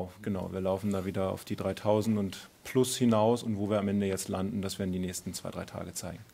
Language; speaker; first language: German; native; German